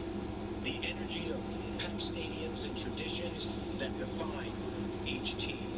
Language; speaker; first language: English; native; English